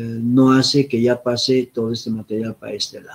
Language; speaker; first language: Spanish; native; Spanish